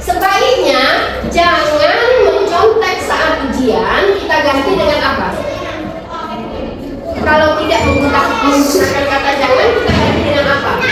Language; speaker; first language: Indonesian; native; Indonesian